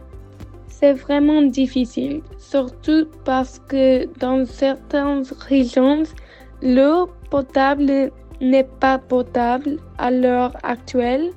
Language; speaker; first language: French; non-native, learner; English